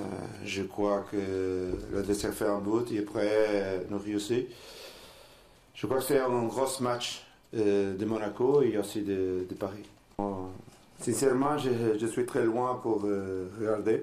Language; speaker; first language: French; non-native, learner; Portuguese